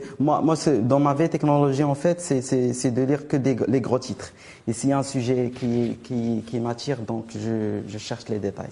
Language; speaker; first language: French; non-native, local second language; Arabic